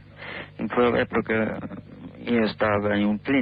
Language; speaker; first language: Italian; non-native, learner; English